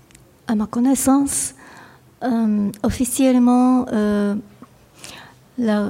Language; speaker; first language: French; non-native, fluent; Japanese